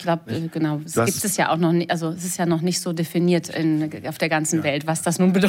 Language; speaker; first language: German; native; German